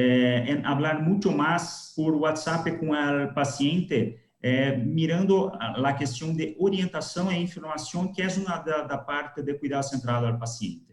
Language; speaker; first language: Spanish; non-native, learner; Portuguese